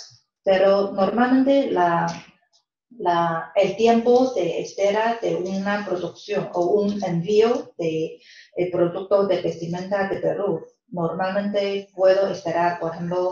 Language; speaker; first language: Spanish; non-native, fluent; Chinese